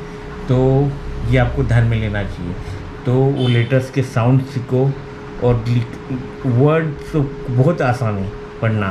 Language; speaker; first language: Hindi; non-native, local second language; Marathi